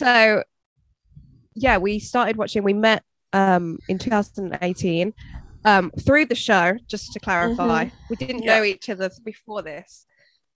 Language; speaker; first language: English; native; English